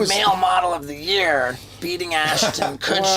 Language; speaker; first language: English; native; English